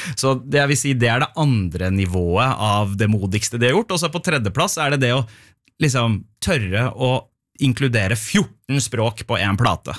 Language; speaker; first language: Norwegian; early bilingual, other home language; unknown